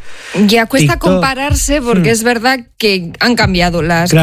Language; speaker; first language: Spanish; native; Spanish